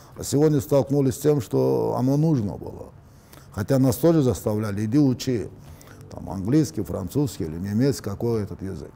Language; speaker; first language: Russian; native; Russian